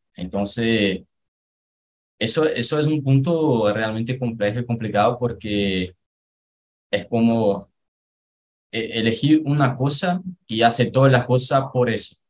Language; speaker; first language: Spanish; non-native, fluent; Portuguese